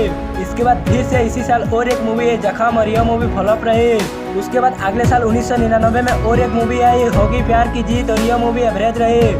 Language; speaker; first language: Hindi; non-native, local second language; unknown